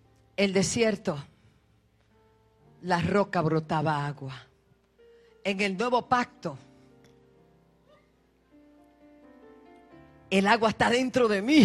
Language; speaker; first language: Spanish; native; Spanish